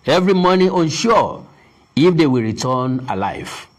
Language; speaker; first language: English; non-native, local second language; Yoruba